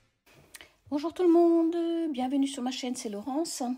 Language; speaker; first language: French; native; French